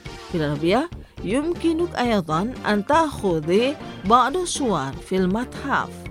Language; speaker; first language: Arabic; non-native, fluent; Indonesian